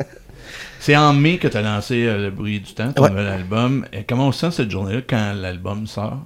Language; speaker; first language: French; native; French